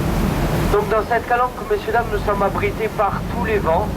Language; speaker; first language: French; native; French